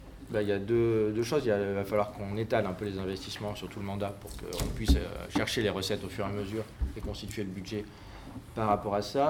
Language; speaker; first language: French; native; French